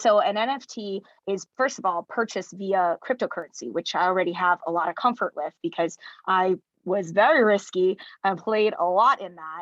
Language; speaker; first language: English; early bilingual, other home language; Chinese